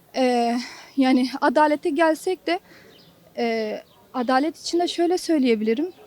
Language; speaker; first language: Turkish; non-native, local second language; Kurdish